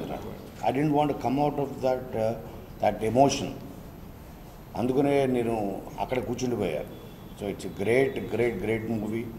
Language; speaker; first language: Telugu; native; Telugu